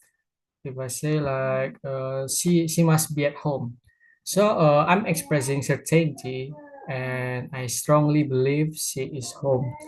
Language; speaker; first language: English; non-native, learner; Indonesian